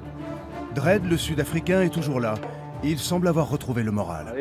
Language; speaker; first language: French; native; French